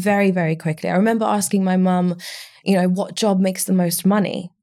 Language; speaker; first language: English; early bilingual, other home language; Romanian